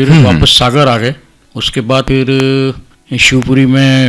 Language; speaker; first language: Hindi; native; Hindi